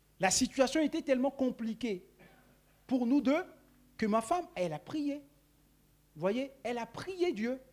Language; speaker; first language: French; non-native, local second language; Sango